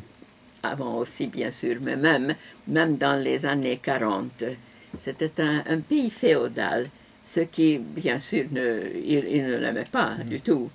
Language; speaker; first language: French; non-native, fluent; Hungarian